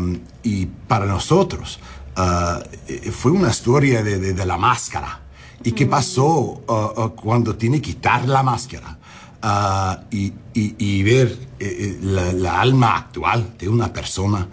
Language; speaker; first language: Spanish; non-native, learner; English